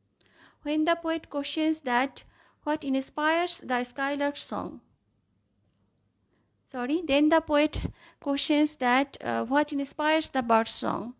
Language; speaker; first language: English; non-native, local second language; Bangla